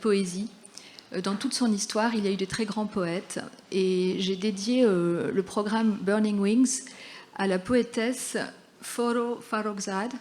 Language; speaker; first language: French; native; French